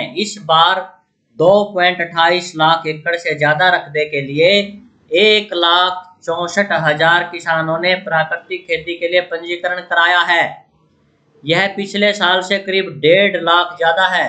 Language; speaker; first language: Hindi; native; Hindi